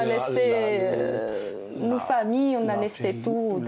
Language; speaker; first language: French; non-native, local second language; Arabic